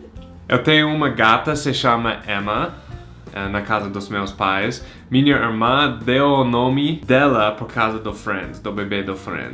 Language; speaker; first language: Portuguese; non-native, fluent; English